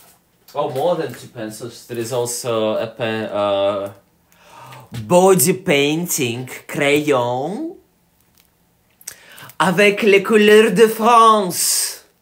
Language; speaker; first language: French; non-native, learner; English